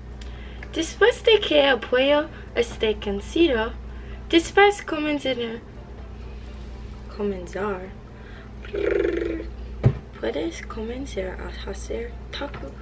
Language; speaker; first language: Spanish; non-native, learner; English